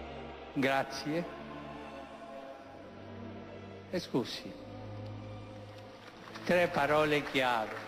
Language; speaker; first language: Italian; non-native, fluent; Spanish